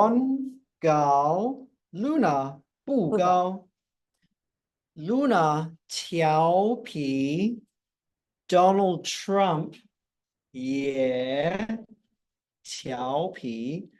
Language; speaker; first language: Chinese; non-native, fluent; English